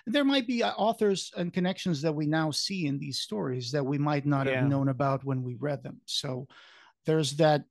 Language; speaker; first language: English; non-native, fluent; Portuguese